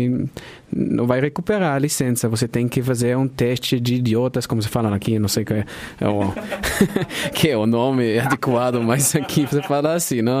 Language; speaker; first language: Portuguese; non-native, fluent; German